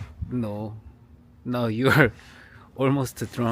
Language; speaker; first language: English; non-native, learner; Korean